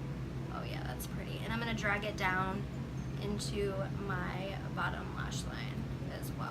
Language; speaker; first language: English; native; English